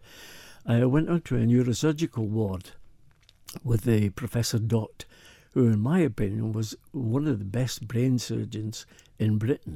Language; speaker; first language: English; native; English